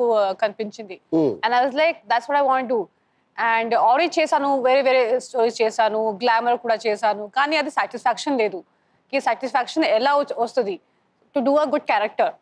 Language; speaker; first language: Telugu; non-native, local second language; Hindi